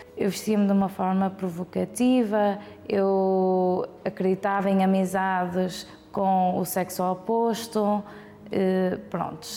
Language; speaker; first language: Portuguese; early bilingual, heritage; English